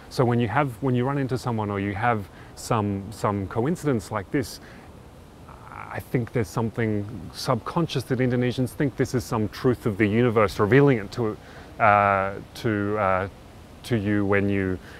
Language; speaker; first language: English; early bilingual, other home language; Indonesian